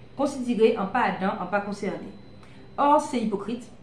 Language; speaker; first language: French; native; French